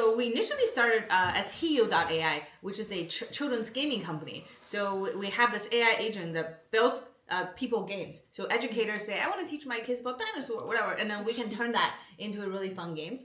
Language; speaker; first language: English; non-native, fluent; Chinese